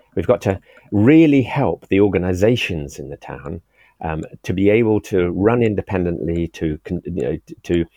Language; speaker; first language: English; native; English